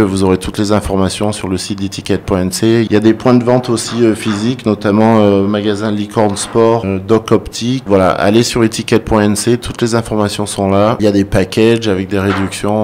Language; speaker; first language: French; native; French